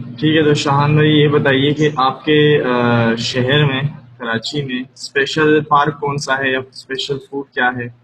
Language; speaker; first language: Urdu; native; Urdu